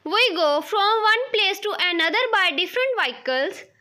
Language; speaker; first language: English; non-native, local second language; Punjabi